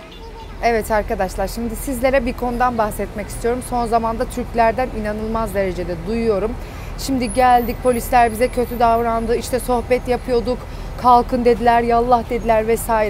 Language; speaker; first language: Turkish; native; Turkish